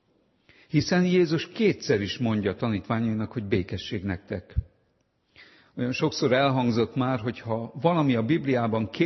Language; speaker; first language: Hungarian; native; Hungarian